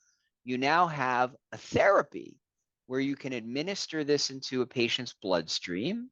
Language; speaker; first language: English; native; English